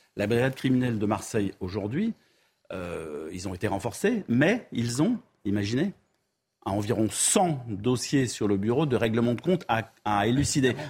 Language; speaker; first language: French; native; French